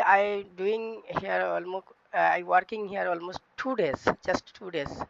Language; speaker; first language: English; non-native, learner; Bangla